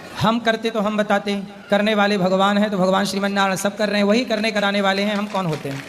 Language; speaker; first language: Hindi; native; Hindi